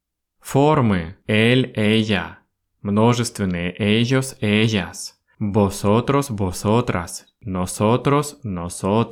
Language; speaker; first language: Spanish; non-native, fluent; Russian